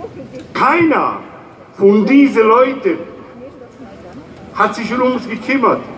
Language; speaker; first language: German; non-native, fluent; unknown